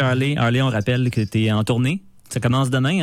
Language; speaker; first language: French; native; French